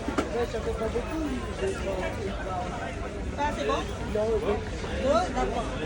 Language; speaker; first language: French; non-native, learner; Thai